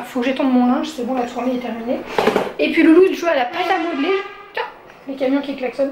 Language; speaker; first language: French; native; French